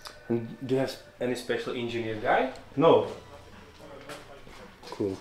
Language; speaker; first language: English; non-native, learner; Polish